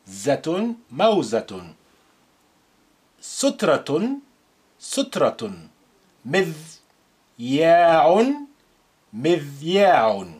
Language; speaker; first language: Arabic; non-native, fluent; English